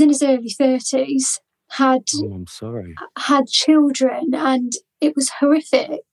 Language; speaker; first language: English; native; English